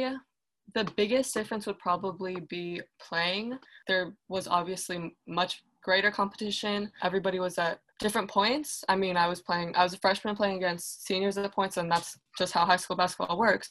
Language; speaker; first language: English; native; English